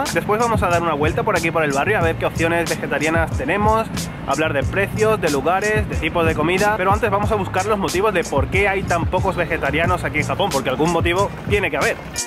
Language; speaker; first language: Spanish; native; Spanish